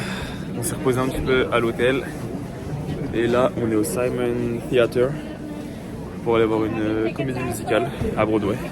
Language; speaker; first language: French; native; French